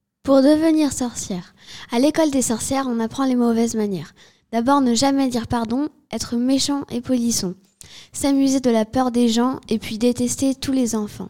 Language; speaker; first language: French; native; French